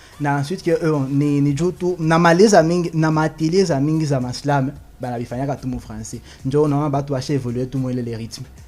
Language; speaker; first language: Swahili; native; Swahili